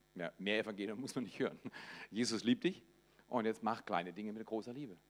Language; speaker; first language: German; native; German